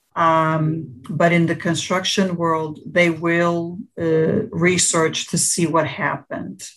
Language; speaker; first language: English; early bilingual, other home language; Portuguese